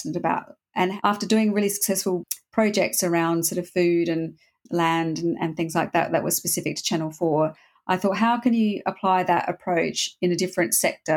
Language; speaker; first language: English; native; English